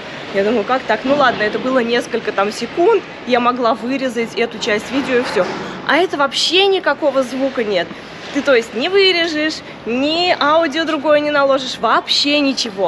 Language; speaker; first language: Russian; native; Russian